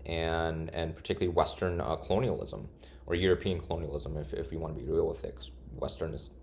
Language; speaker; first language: English; native; English